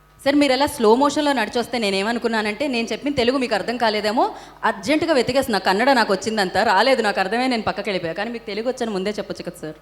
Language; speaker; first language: Telugu; native; Telugu